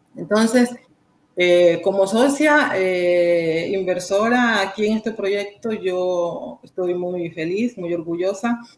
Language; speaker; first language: Spanish; native; Spanish